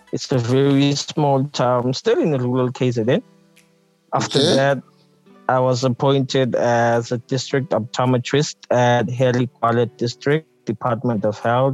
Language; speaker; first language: English; non-native, local second language; Zulu